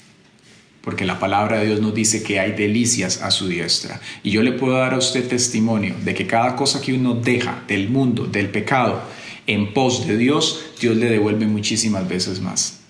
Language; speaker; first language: Spanish; native; Spanish